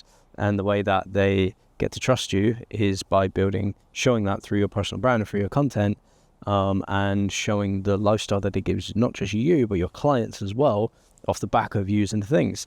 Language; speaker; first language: English; native; English